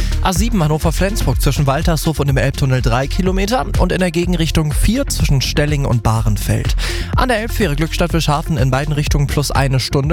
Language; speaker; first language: German; native; German